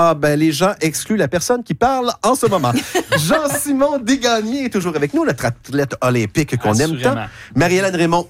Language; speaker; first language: French; native; French